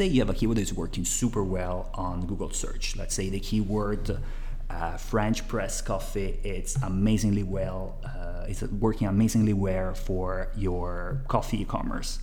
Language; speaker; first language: English; non-native, fluent; Italian